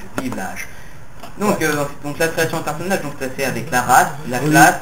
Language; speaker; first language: French; native; French